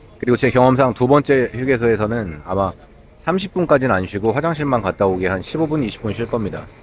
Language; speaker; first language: Korean; native; Korean